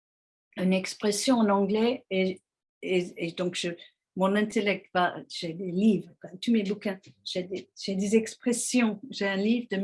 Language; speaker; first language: French; non-native, fluent; English